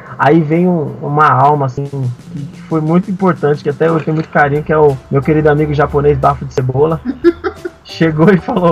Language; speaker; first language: Portuguese; native; Portuguese